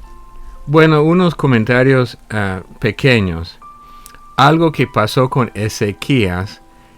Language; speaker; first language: Spanish; native; Spanish